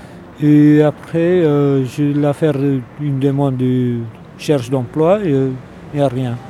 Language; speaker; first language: French; non-native, learner; Romanian